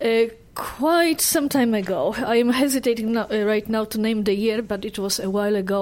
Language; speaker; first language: English; non-native, fluent; Polish